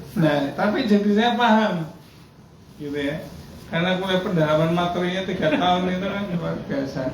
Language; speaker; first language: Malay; non-native, local second language; Javanese